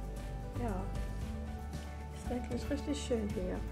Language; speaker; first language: German; non-native, fluent; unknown